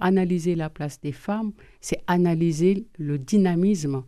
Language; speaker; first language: French; non-native, local second language; Wolof